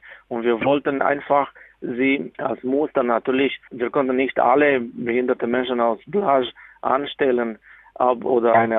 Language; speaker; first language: German; non-native, fluent; Romanian